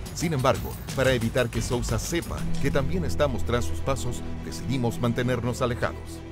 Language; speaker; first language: Spanish; native; Spanish